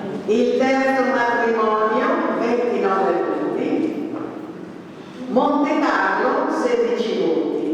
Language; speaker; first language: Italian; native; Italian